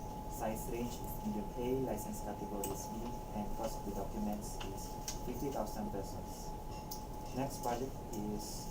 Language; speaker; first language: English; non-native, local second language; Cebuano